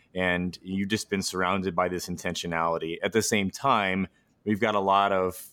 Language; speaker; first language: English; native; English